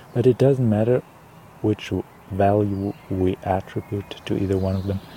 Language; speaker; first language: English; non-native, fluent; German